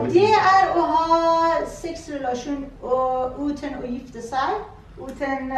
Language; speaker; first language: Norwegian; non-native, fluent; Persian